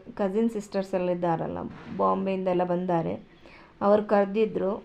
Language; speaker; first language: Kannada; non-native, local second language; Tulu